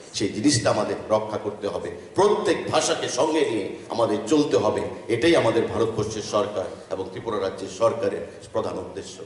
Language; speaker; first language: Bangla; native; Bangla